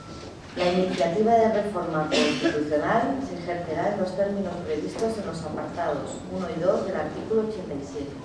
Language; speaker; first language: Spanish; native; Spanish